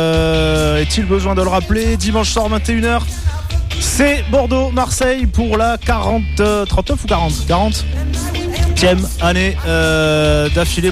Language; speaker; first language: French; native; French